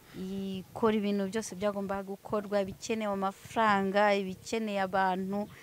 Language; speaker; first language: Kinyarwanda; early bilingual, heritage; Swahili